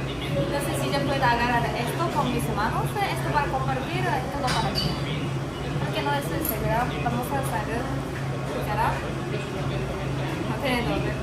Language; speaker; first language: Spanish; non-native, learner; Japanese